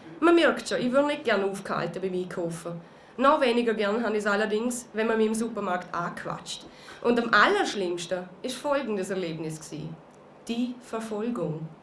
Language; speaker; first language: German; native; German